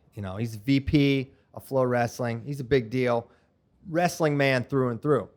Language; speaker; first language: English; native; English